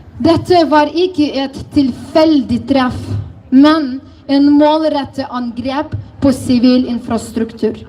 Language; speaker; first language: Norwegian; non-native, fluent; Ukrainian